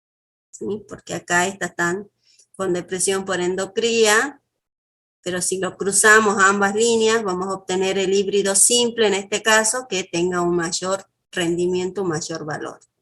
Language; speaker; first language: Spanish; native; Spanish